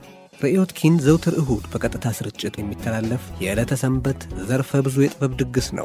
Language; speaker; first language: Amharic; native; Amharic